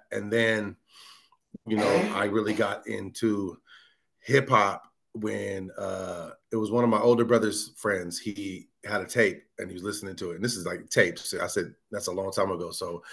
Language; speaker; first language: English; native; English